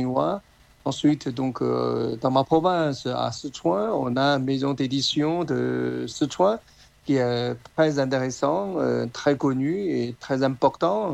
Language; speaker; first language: French; non-native, fluent; Chinese